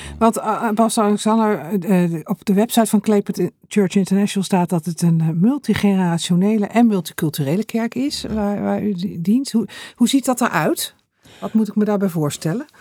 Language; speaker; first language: Dutch; native; Dutch